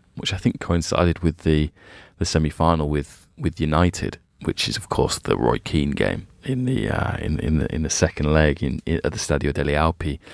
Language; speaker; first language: English; native; English